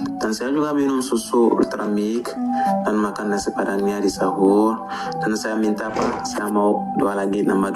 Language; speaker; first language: Indonesian; non-native, learner; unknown